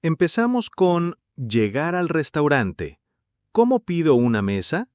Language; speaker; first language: Spanish; non-native, fluent; English